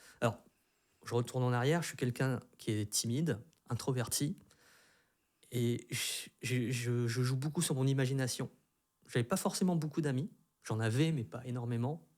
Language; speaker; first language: French; early bilingual, other home language; Vietnamese